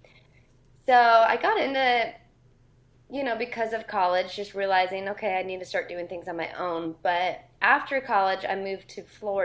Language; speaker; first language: English; native; English